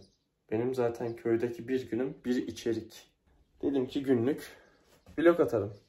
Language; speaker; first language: Turkish; native; Turkish